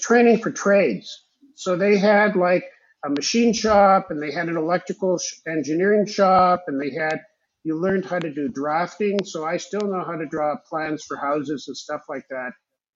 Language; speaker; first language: English; early bilingual, other home language; Hebrew